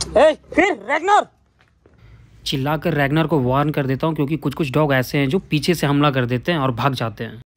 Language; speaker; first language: Hindi; native; Hindi